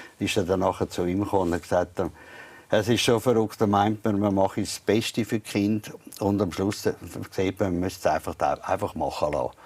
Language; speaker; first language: German; native; German